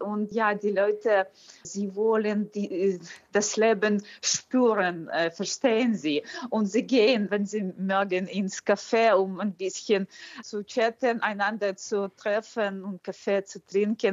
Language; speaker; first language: German; non-native, fluent; Ukrainian